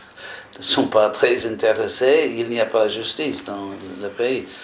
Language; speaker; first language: French; non-native, fluent; English